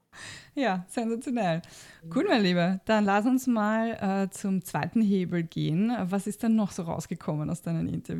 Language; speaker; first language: German; native; German